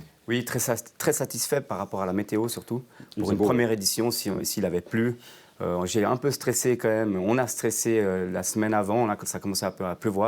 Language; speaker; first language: French; native; French